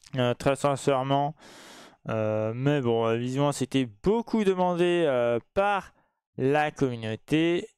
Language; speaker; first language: French; native; French